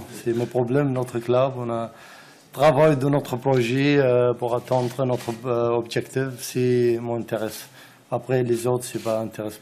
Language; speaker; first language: French; non-native, learner; Arabic